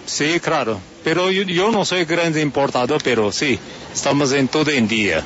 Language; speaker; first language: Spanish; non-native, fluent; Chinese